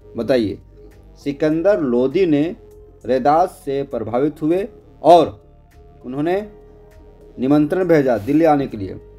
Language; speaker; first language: Hindi; native; Hindi